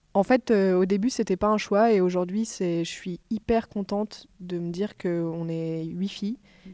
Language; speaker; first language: French; native; French